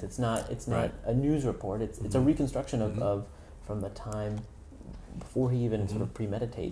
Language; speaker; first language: English; native; English